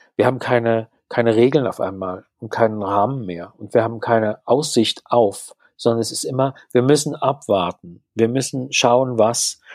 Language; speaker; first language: German; native; German